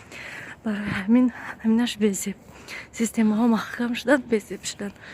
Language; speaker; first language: Persian; native; Persian